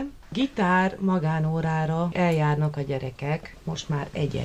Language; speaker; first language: Hungarian; native; Hungarian